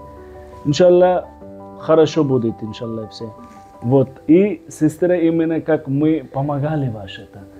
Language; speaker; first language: Russian; non-native, learner; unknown